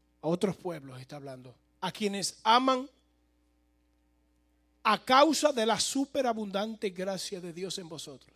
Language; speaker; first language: Spanish; native; Spanish